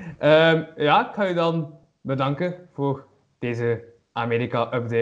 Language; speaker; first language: Dutch; native; Dutch